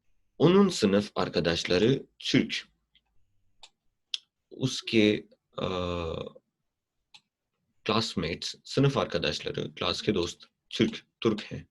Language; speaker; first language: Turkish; non-native, fluent; Urdu